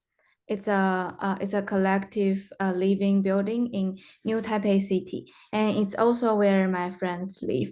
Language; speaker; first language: English; non-native, fluent; Chinese